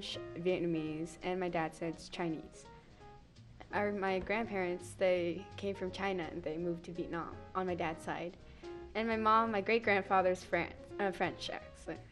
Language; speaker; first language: English; early bilingual, other home language; Vietnamese